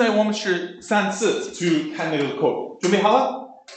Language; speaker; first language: Chinese; non-native, learner; English